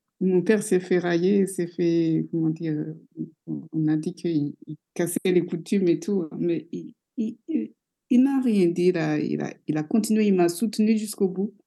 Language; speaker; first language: French; non-native, local second language; Rundi